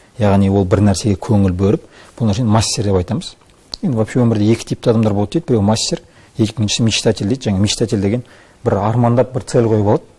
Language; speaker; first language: Kazakh; non-native, local second language; Russian